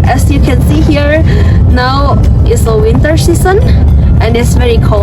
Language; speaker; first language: English; non-native, learner; Indonesian